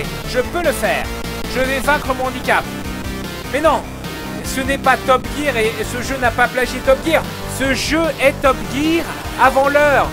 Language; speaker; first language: French; native; French